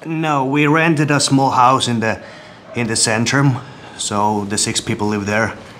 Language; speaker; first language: English; non-native, fluent; Finnish